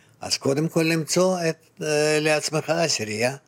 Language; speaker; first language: Hebrew; non-native, fluent; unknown